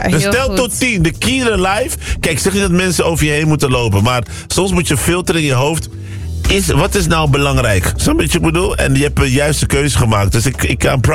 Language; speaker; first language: Dutch; native; Dutch